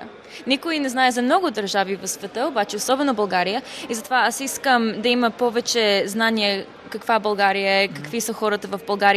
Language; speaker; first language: Bulgarian; early bilingual, heritage; Bulgarian